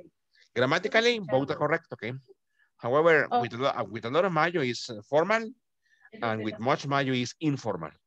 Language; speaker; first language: English; non-native, fluent; Spanish